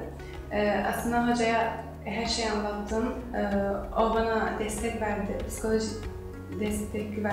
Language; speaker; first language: Turkish; non-native, learner; Arabic